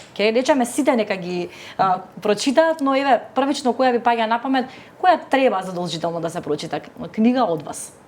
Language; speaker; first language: Macedonian; native; Macedonian